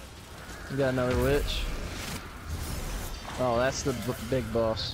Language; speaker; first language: English; native; English